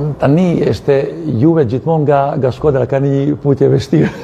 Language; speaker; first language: Albanian; non-native, learner; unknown